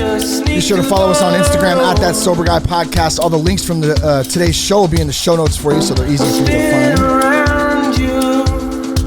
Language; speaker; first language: English; native; English